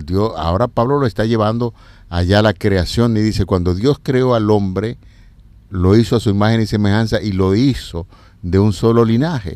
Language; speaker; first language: Spanish; native; Spanish